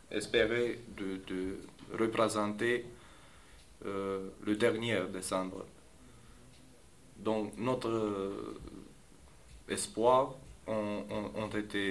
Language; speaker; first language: French; non-native, learner; Romanian